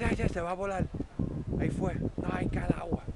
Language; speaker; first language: Spanish; non-native, fluent; English